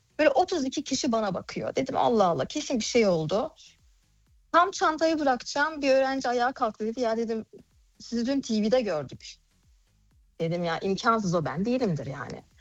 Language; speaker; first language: Turkish; early bilingual, heritage; Turkish